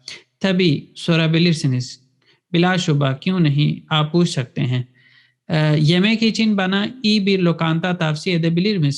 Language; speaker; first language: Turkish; non-native, fluent; Urdu